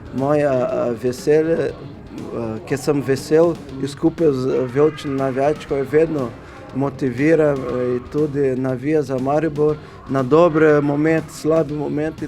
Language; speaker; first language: Slovenian; non-native, learner; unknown